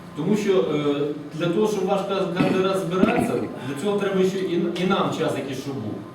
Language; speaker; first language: Ukrainian; native; Ukrainian